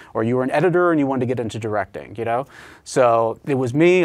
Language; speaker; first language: English; native; English